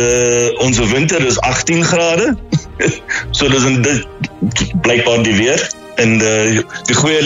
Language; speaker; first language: Dutch; non-native, learner; Afrikaans